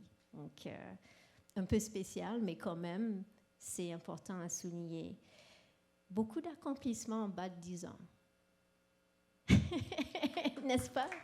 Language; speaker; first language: French; non-native, local second language; English